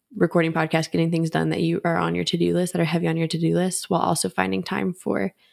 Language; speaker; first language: English; native; English